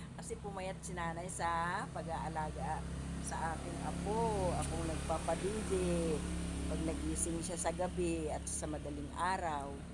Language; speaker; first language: Filipino; non-native, local second language; Iloko